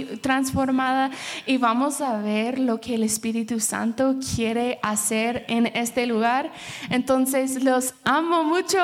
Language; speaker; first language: Spanish; early bilingual, heritage; Spanish